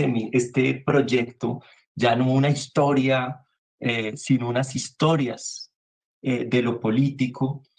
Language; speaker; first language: Spanish; native; Spanish